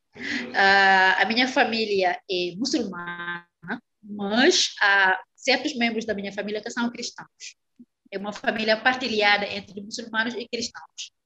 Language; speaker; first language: Portuguese; non-native, fluent; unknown